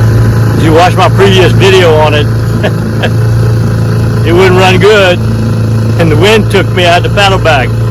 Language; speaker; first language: English; native; English